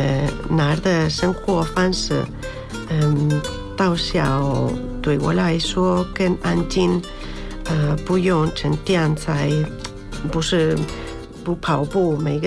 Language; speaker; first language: Chinese; non-native, learner; Spanish